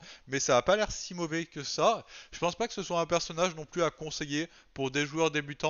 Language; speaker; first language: French; native; French